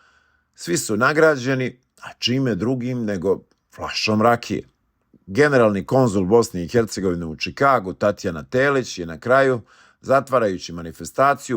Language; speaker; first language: Bosnian; native; Bosnian